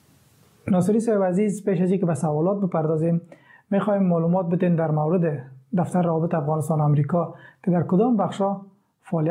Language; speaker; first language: Persian; native; Persian